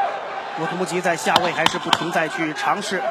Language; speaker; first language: Chinese; native; Chinese